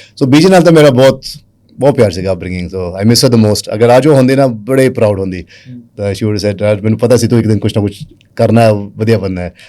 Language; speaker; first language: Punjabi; early bilingual, heritage; Punjabi